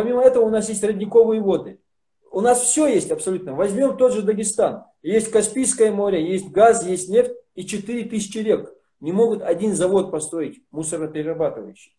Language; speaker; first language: Russian; non-native, local second language; Ingush